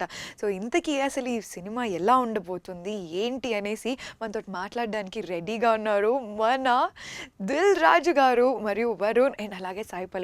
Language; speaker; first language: Telugu; native; Telugu